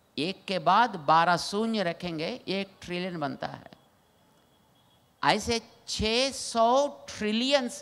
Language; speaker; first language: Hindi; non-native, local second language; Telugu